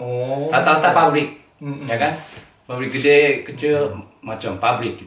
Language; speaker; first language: Indonesian; non-native, fluent; Korean